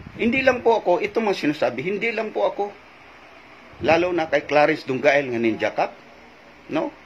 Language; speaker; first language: Filipino; non-native, local second language; Cebuano